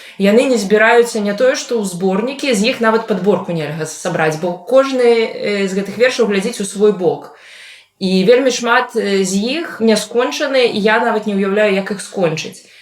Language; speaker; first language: Belarusian; non-native, local second language; Russian